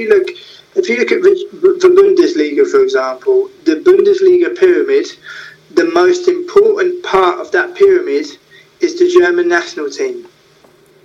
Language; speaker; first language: English; native; English